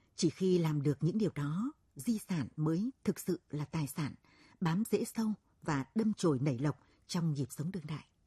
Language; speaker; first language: Vietnamese; native; Vietnamese